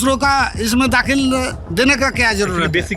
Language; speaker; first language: Hindi; non-native, local second language; Bangla